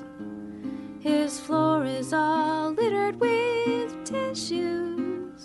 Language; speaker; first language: English; native; English